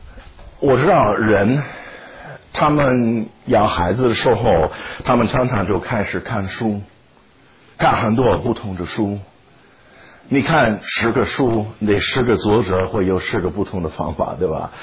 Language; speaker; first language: Chinese; non-native, fluent; English